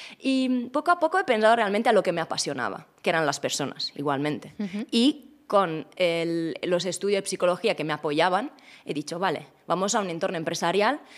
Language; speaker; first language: Spanish; non-native, fluent; Italian